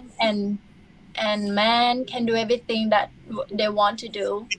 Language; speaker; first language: English; non-native, learner; Thai